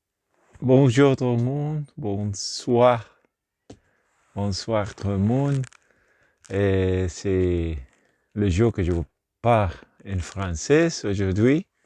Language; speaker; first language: French; non-native, learner; Spanish